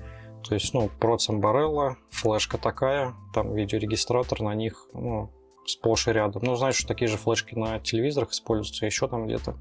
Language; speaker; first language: Russian; native; Russian